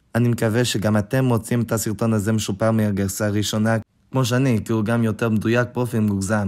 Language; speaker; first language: Hebrew; non-native, learner; English